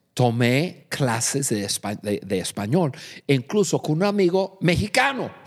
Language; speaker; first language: Spanish; non-native, fluent; English